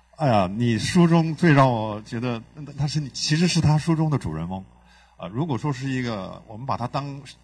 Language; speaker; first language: Chinese; native; Chinese